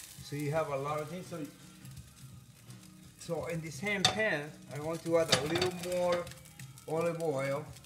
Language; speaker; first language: English; non-native, fluent; Spanish